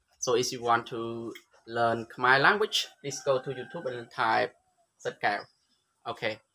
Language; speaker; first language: English; non-native, learner; Khmer